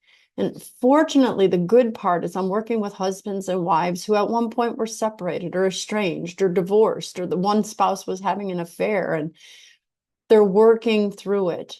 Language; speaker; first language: English; native; English